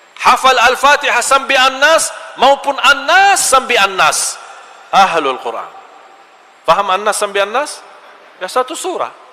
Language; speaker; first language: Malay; non-native, fluent; Arabic